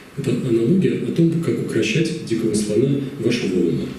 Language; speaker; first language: Russian; native; Russian